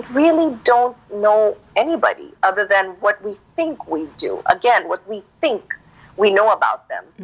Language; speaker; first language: English; non-native, local second language; Filipino